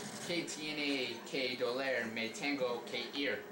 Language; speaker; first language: Spanish; non-native, learner; English